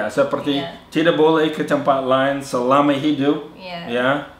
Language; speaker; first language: Indonesian; non-native, fluent; English